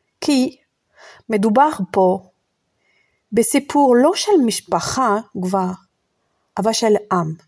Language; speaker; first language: Hebrew; non-native, fluent; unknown